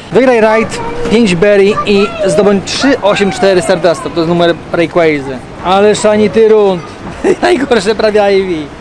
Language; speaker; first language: Polish; native; Polish